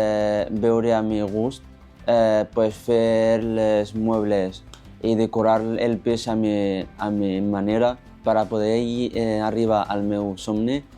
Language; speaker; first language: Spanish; non-native, local second language; Catalan